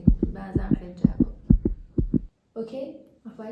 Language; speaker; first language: Persian; native; Persian